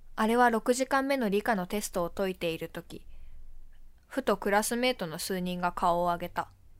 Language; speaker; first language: Japanese; native; Japanese